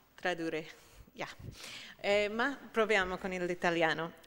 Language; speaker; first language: Italian; non-native, learner; English